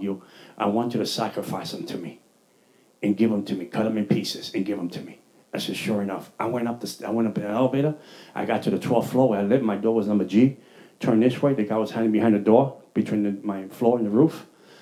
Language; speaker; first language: English; native; English